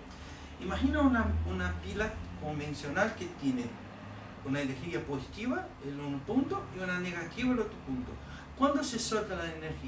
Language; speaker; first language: Spanish; non-native, learner; Portuguese